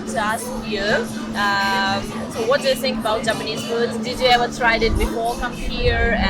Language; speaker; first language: English; non-native, learner; Russian